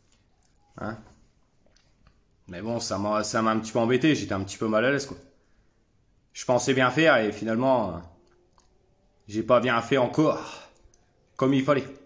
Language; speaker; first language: French; native; French